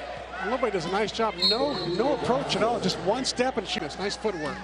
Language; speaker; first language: English; native; English